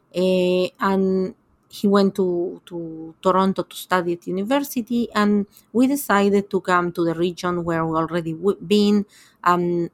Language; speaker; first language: English; non-native, fluent; Spanish